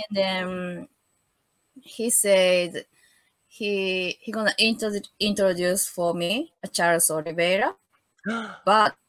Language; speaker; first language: English; non-native, learner; Japanese